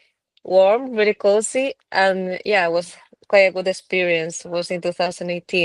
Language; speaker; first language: English; non-native, fluent; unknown